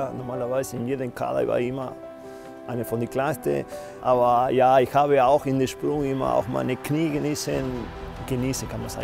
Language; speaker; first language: German; non-native, fluent; Spanish